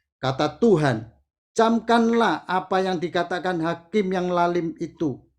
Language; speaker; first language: Indonesian; native; Indonesian